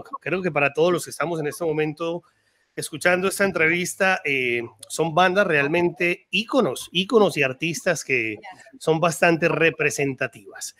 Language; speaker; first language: Spanish; native; Spanish